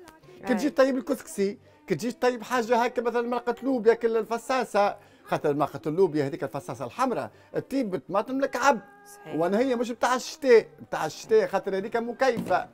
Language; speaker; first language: Arabic; native; Arabic